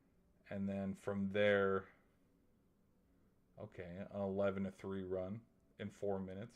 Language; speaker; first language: English; native; English